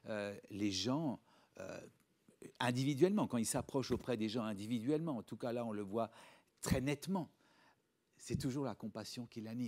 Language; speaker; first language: French; native; French